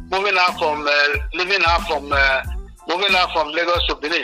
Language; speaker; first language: English; non-native, local second language; Bini